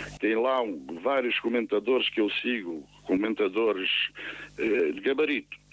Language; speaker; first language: Portuguese; non-native, local second language; Kabuverdianu